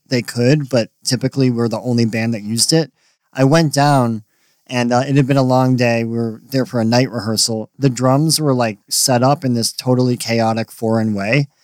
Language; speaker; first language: English; native; English